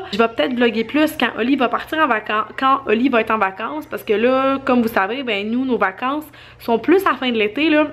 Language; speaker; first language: French; native; French